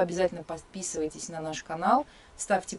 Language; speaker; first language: Russian; native; Russian